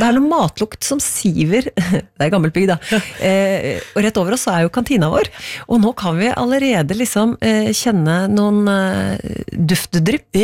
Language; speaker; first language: Norwegian; native; Norwegian